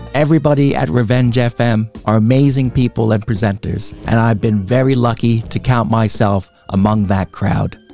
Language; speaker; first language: English; native; English